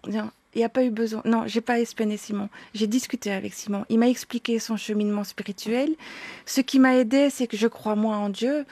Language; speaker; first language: French; native; French